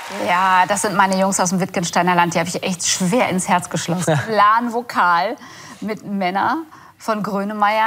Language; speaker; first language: German; native; German